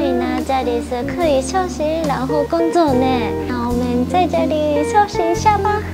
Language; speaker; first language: Chinese; non-native, fluent; Japanese